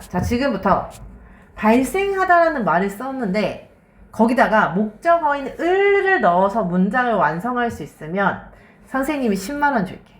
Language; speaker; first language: Korean; native; Korean